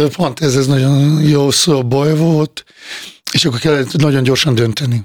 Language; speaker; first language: Hungarian; non-native, fluent; Bosnian